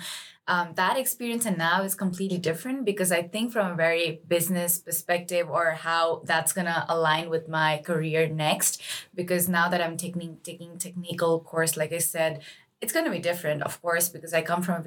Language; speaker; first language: English; non-native, local second language; Nepali